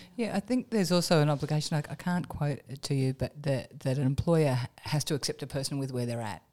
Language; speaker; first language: English; native; English